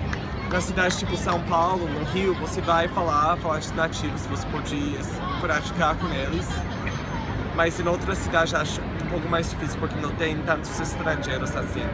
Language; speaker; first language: Portuguese; non-native, fluent; English